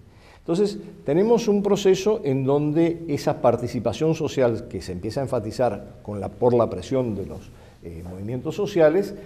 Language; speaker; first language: Spanish; native; Spanish